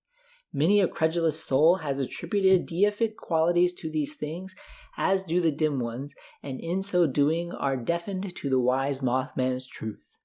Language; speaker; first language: English; native; English